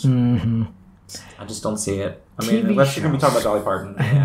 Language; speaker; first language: English; native; English